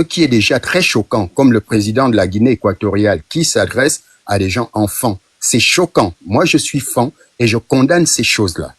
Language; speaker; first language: French; non-native, local second language; Fang